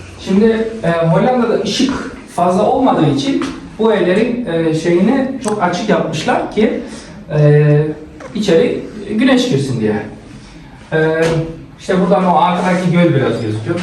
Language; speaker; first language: Turkish; early bilingual, heritage; Turkish